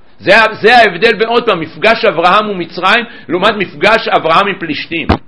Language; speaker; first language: Hebrew; native; Hebrew